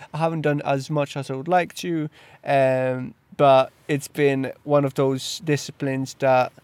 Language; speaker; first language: English; early bilingual, other home language; Polish